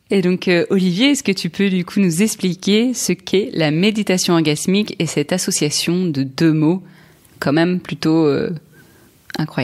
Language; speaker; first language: French; native; French